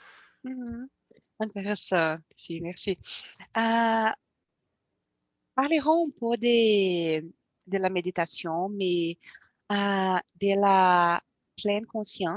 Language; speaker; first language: French; non-native, learner; Portuguese